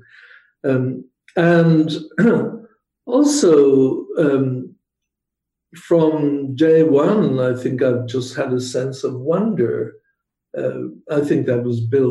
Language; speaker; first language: English; native; English